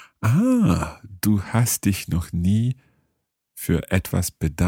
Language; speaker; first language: German; non-native, learner; English